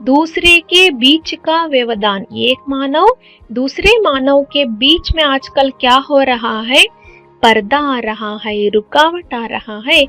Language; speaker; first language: Hindi; non-native, local second language; Kannada